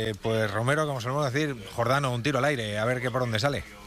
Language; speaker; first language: Spanish; native; Spanish